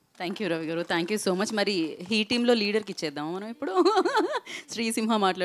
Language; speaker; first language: Telugu; native; Telugu